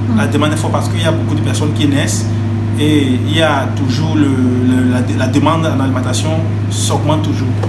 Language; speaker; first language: French; non-native, local second language; Ewe